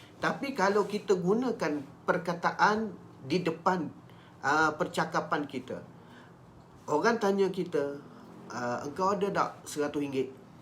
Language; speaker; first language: Malay; native; Malay